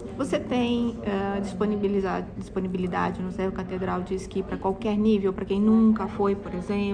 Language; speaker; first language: Portuguese; native; Portuguese